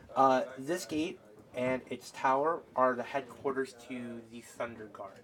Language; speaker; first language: English; native; English